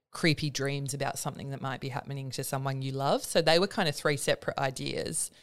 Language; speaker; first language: English; native; English